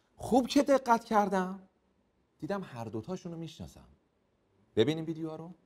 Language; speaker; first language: Persian; native; Persian